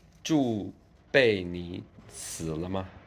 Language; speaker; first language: Chinese; non-native, learner; English